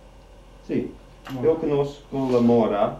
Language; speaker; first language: Italian; non-native, learner; English